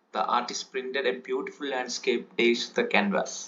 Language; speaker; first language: English; non-native, local second language; Malayalam